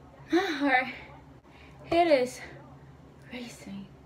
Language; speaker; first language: English; early bilingual, other home language; Spanish